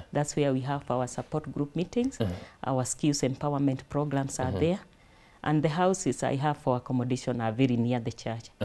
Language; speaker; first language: English; non-native, local second language; Kikuyu